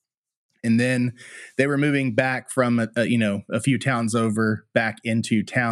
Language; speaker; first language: English; native; English